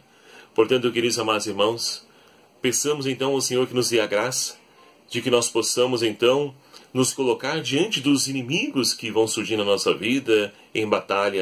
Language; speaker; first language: Portuguese; native; Portuguese